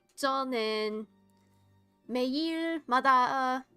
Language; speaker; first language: Korean; non-native, learner; English